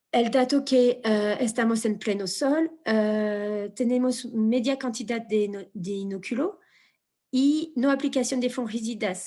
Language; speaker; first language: Spanish; non-native, fluent; French